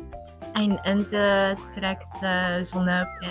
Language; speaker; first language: German; non-native, learner; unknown